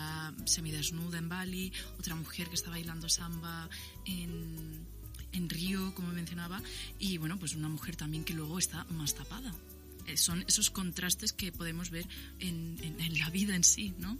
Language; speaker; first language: Spanish; native; Spanish